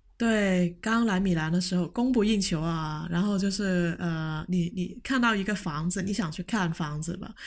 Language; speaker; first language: Chinese; non-native, local second language; Cantonese